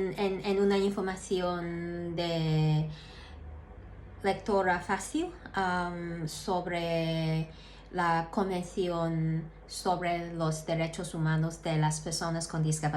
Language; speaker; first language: Spanish; non-native, learner; Cantonese